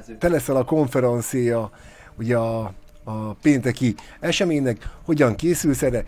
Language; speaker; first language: Hungarian; native; Hungarian